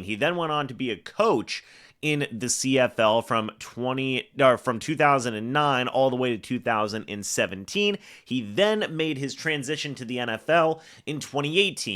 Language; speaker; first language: English; native; English